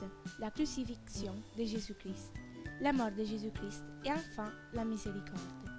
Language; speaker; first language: French; non-native, learner; Italian